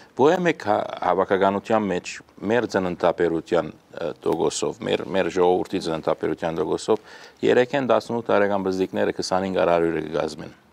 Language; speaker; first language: Armenian; early bilingual, heritage; Armenian